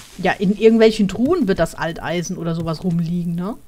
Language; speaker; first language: German; native; German